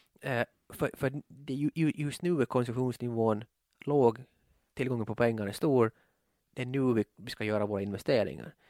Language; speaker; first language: Swedish; native; Swedish